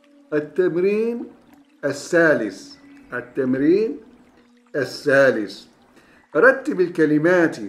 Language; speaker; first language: Arabic; non-native, fluent; Turkish